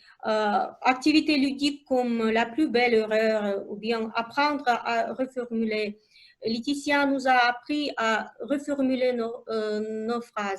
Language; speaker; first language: French; non-native, fluent; Russian